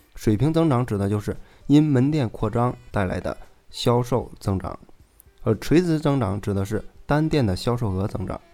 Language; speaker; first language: Chinese; native; Chinese